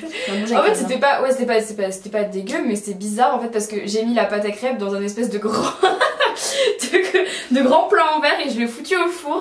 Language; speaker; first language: French; native; French